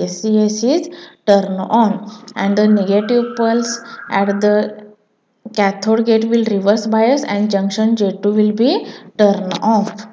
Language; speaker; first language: English; non-native, local second language; Marathi